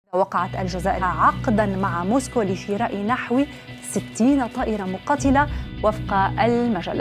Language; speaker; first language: Arabic; native; Arabic